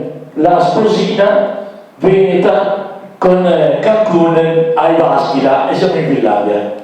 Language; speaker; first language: Italian; native; Italian